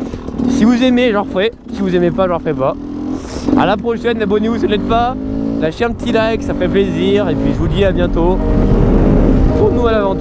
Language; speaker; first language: French; native; French